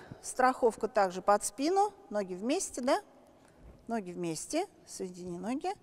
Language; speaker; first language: Russian; native; Russian